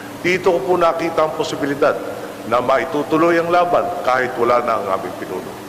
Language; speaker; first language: Filipino; native; Filipino